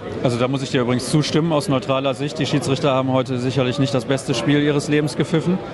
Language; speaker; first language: German; native; German